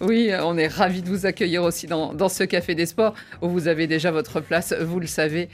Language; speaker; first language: French; native; French